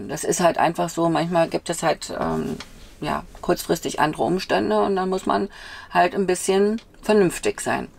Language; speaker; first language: German; native; German